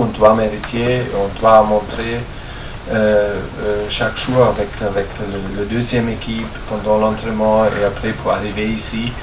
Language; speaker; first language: French; non-native, learner; German